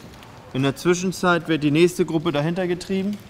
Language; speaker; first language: German; native; German